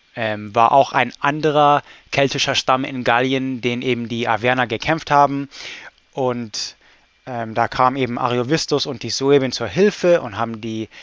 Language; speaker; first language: German; non-native, fluent; English